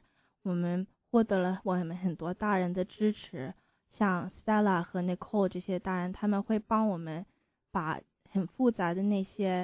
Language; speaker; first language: Chinese; early bilingual, heritage; Chinese